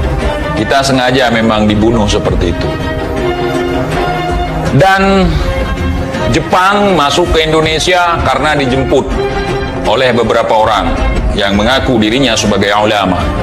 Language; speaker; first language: Indonesian; native; Indonesian